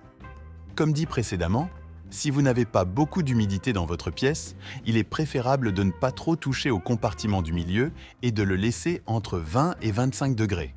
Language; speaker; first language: French; native; French